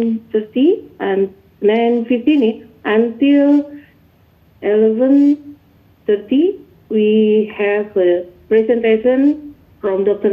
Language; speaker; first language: English; non-native, learner; Indonesian